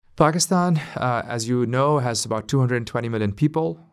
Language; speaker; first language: English; non-native, local second language; Urdu